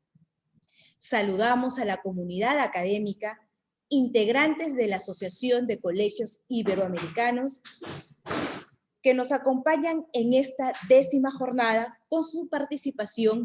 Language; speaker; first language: Spanish; native; Spanish